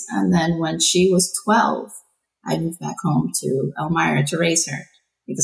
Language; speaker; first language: English; native; English